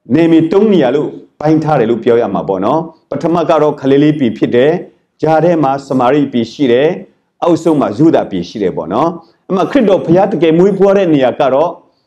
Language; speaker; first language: Burmese; non-native, local second language; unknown